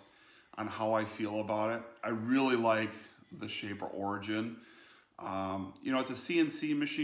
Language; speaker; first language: English; native; English